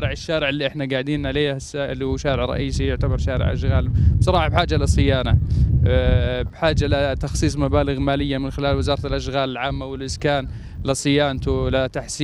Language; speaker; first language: Arabic; native; Arabic